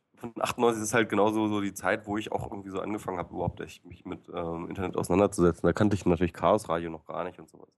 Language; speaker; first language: German; native; German